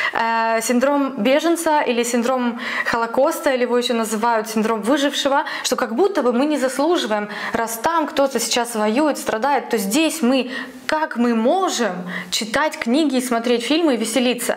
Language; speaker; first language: Russian; native; Russian